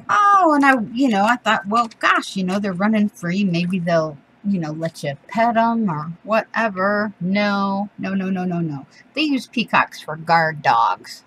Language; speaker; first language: English; native; English